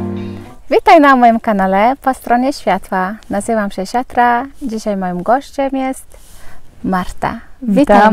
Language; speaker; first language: Polish; non-native, fluent; Mongolian